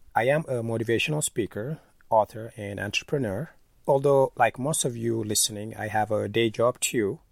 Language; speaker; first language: English; non-native, fluent; Wolof